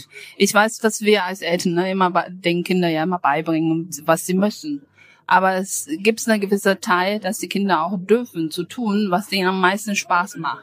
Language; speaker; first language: German; non-native, fluent; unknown